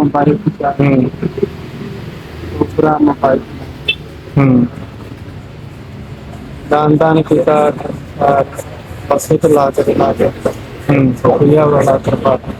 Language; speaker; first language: Filipino; non-native, learner; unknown